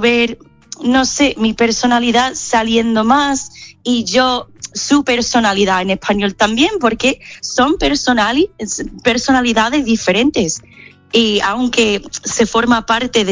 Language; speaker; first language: Spanish; non-native, fluent; English